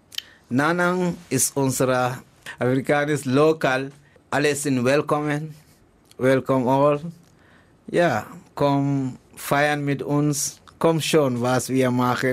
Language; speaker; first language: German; non-native, learner; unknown